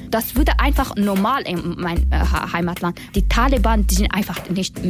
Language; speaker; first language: German; non-native, learner; Persian